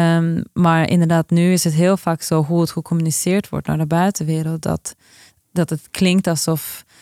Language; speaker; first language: Dutch; non-native, fluent; Norwegian